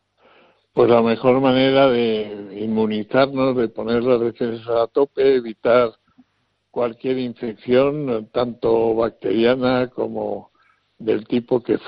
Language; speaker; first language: Spanish; native; Spanish